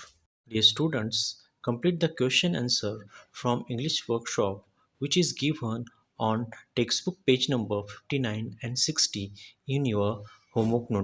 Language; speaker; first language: English; non-native, local second language; Marathi